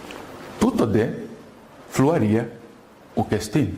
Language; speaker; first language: Greek; non-native, fluent; Portuguese